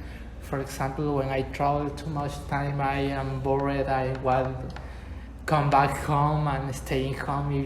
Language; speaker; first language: English; non-native, learner; Spanish